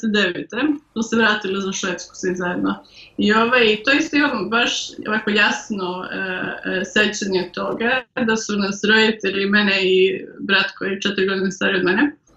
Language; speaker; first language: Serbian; early bilingual, heritage; Serbian